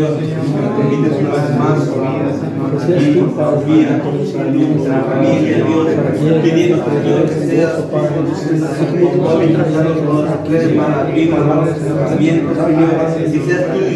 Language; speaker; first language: Spanish; native; Spanish